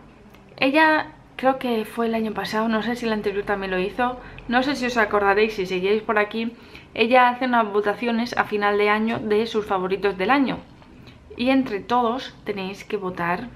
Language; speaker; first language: Spanish; native; Spanish